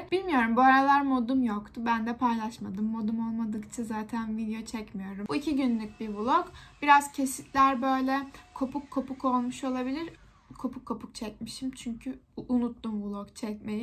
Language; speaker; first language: Turkish; native; Turkish